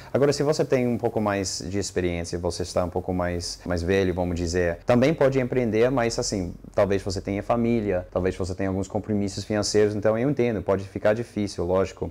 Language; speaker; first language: Portuguese; non-native, fluent; English